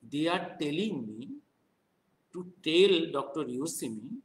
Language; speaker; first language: English; non-native, local second language; Bangla